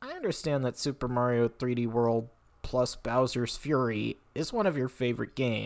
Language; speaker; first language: English; native; English